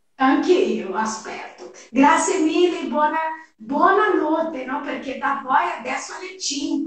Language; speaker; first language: Italian; non-native, fluent; Portuguese